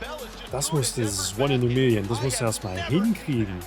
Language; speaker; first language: German; native; German